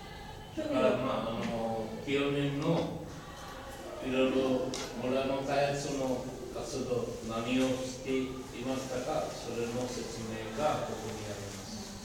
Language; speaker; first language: Japanese; non-native, learner; Bangla